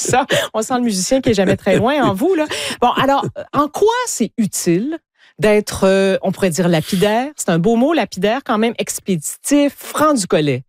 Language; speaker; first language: French; native; French